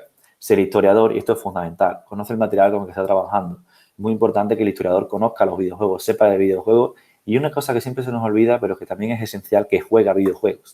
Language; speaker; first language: Spanish; native; Spanish